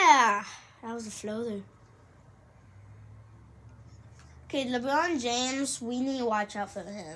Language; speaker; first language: English; native; English